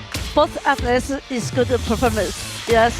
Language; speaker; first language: English; non-native, learner; Chinese